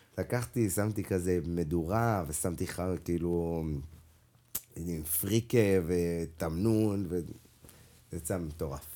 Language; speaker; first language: Hebrew; non-native, local second language; Arabic